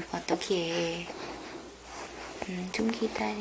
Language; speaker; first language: Korean; non-native, learner; Thai